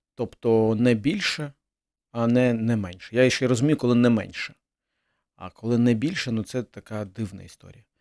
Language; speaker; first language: Ukrainian; early bilingual, other home language; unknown